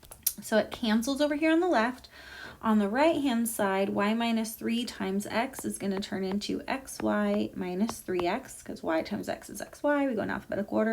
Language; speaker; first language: English; native; English